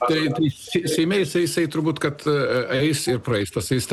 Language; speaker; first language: Lithuanian; native; Lithuanian